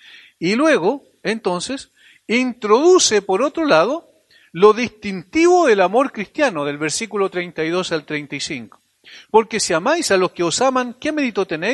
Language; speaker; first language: Spanish; native; Spanish